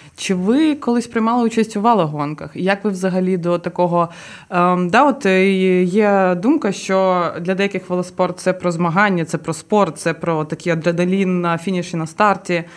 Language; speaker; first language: Ukrainian; non-native, local second language; Russian